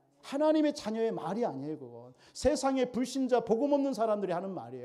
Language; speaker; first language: Korean; native; Korean